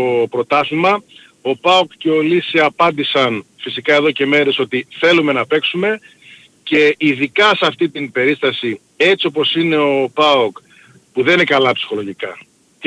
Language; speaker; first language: Greek; native; Greek